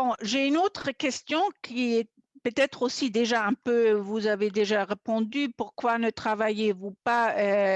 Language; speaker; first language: French; non-native, fluent; German